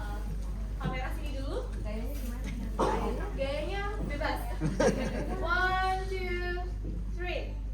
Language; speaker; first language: Indonesian; native; Indonesian